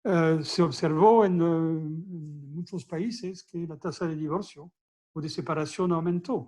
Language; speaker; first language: Spanish; non-native, fluent; French